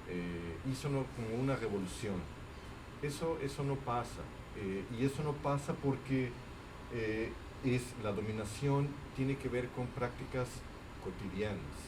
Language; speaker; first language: Portuguese; non-native, fluent; Spanish